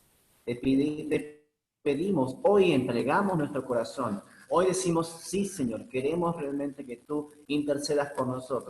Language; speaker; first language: Spanish; native; Spanish